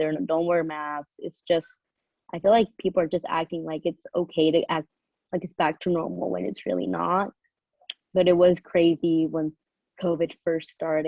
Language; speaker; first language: English; early bilingual, other home language; Spanish